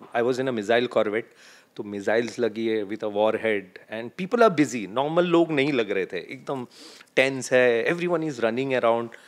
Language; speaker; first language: Hindi; non-native, local second language; Malayalam